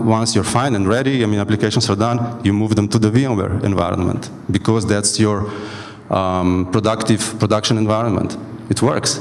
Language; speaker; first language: English; non-native, fluent; Slovenian